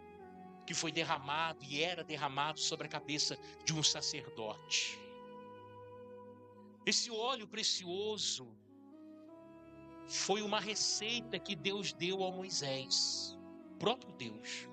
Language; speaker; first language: Portuguese; native; Portuguese